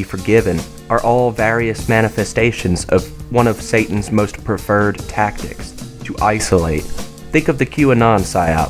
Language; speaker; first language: English; native; English